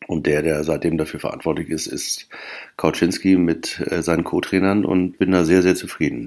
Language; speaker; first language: German; native; German